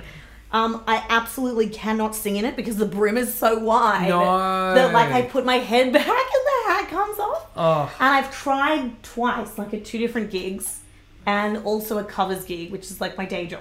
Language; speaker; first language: English; native; English